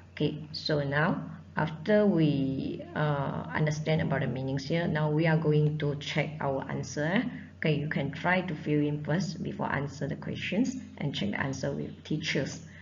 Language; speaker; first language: English; non-native, local second language; Malay